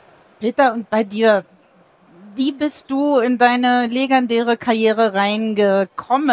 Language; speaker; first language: German; native; German